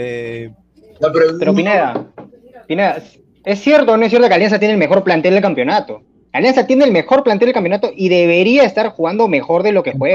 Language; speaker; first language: Spanish; native; Spanish